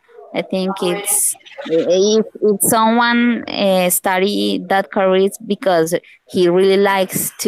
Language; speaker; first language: English; non-native, learner; Spanish